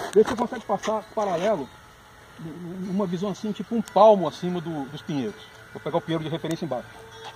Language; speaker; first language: Portuguese; native; Portuguese